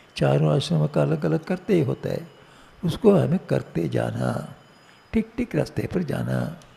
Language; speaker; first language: Hindi; non-native, local second language; Tamil